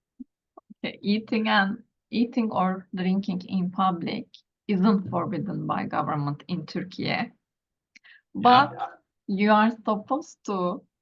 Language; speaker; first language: English; non-native, learner; Turkish